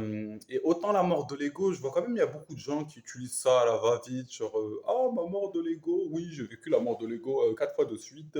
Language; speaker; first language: French; native; French